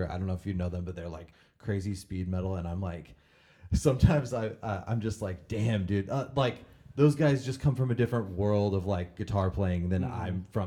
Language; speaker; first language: English; native; English